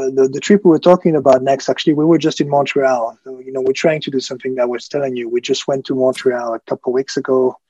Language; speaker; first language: English; early bilingual, other home language; French